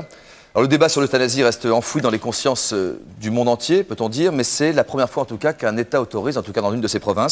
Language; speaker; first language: French; native; French